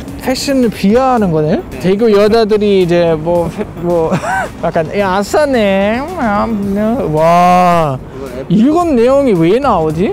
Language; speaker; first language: Korean; non-native, fluent; German